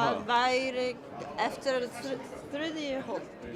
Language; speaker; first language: Icelandic; non-native, learner; English